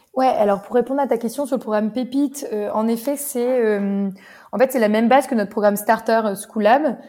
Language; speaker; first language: French; native; French